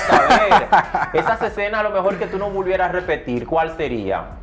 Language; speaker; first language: Spanish; native; Spanish